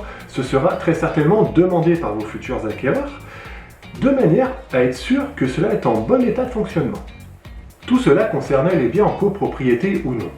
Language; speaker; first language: French; native; French